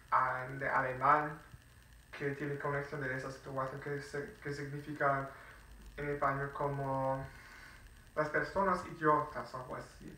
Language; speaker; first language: Spanish; non-native, fluent; English